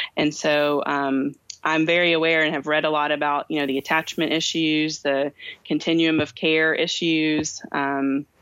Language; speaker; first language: English; native; English